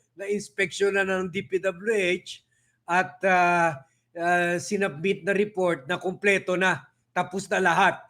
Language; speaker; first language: Filipino; native; Filipino